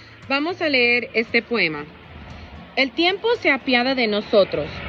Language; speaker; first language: Spanish; early bilingual, heritage; Spanish